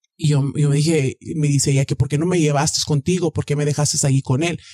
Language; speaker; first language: Spanish; early bilingual, heritage; Spanish